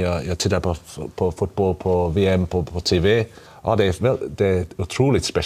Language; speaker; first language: Swedish; non-native, learner; English